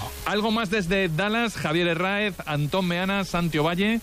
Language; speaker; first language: Spanish; native; Spanish